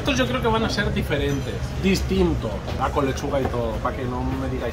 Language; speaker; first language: Spanish; native; Spanish